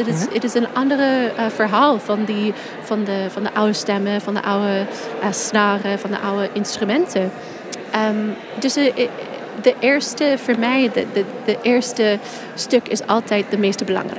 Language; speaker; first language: Dutch; non-native, fluent; English